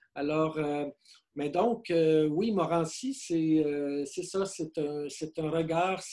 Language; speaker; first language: French; native; French